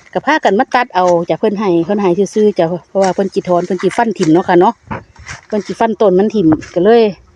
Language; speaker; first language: Thai; native; Thai